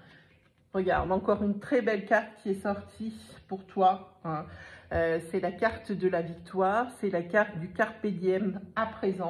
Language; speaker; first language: French; native; French